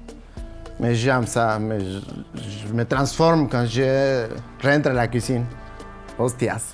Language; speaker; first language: French; non-native, learner; Spanish